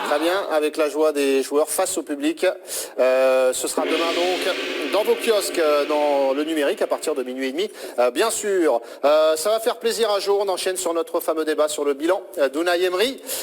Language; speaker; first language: French; native; French